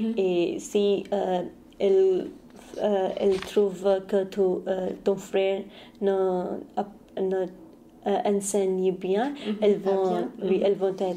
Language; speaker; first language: French; non-native, learner; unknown